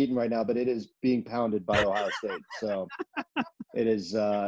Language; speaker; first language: English; native; English